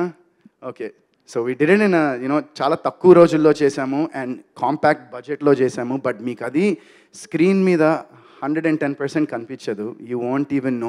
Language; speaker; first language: Telugu; native; Telugu